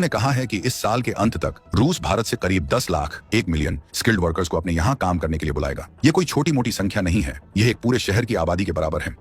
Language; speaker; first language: Hindi; native; Hindi